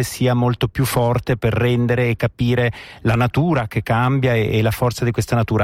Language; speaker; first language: Italian; native; Italian